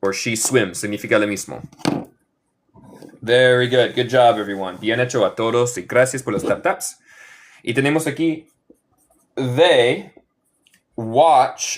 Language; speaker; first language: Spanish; non-native, fluent; English